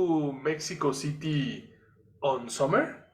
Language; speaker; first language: English; non-native, fluent; Spanish